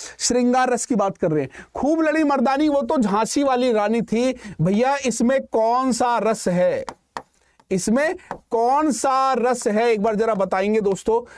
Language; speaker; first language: Hindi; native; Hindi